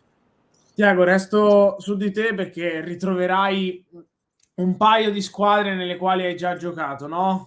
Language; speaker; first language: Italian; native; Italian